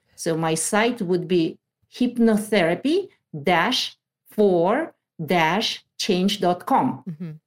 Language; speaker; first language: English; non-native, fluent; Kazakh